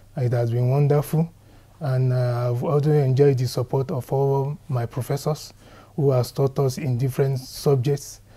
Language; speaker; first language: English; non-native, local second language; Yoruba